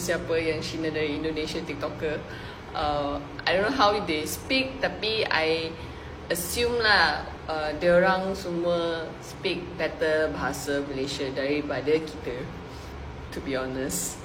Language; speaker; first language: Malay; non-native, local second language; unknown